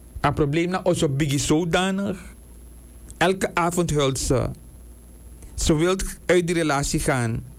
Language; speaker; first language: Dutch; native; Dutch